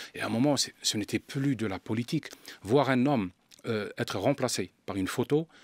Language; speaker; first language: French; non-native, local second language; Arabic